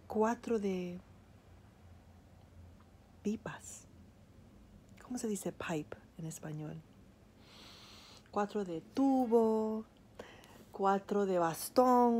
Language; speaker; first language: Spanish; early bilingual, heritage; Spanish